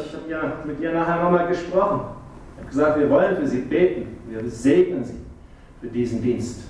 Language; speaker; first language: German; native; German